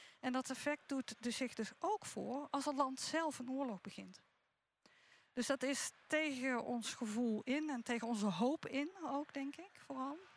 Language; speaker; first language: Dutch; native; Dutch